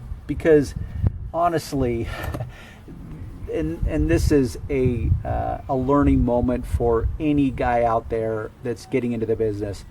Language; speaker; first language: English; native; English